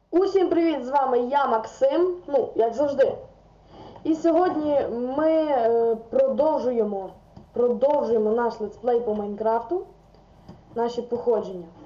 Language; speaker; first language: Ukrainian; native; Ukrainian